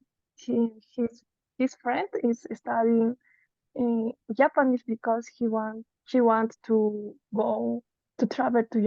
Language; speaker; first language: English; non-native, learner; Spanish